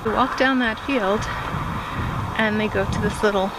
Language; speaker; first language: English; native; English